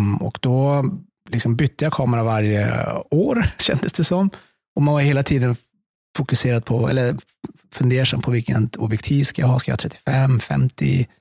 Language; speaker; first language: Swedish; early bilingual, other home language; Persian